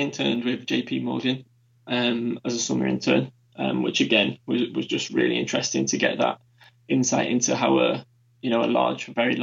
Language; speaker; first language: English; native; English